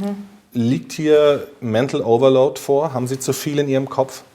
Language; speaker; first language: German; native; German